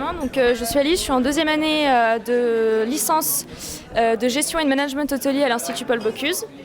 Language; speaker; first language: French; native; French